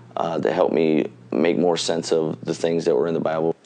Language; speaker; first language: English; native; English